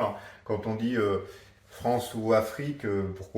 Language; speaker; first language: French; native; French